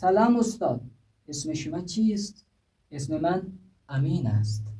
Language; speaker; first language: Persian; non-native, fluent; Urdu